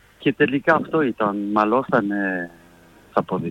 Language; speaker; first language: Greek; non-native, fluent; French